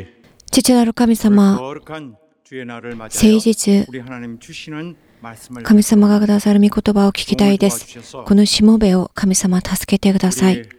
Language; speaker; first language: Japanese; non-native, learner; Korean